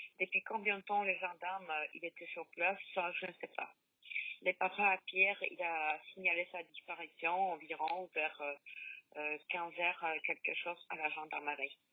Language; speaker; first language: French; non-native, learner; Polish